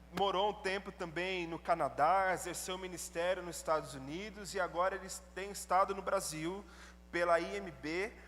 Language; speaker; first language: Portuguese; native; Portuguese